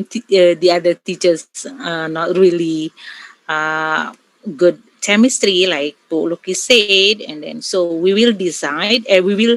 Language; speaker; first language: English; non-native, learner; Indonesian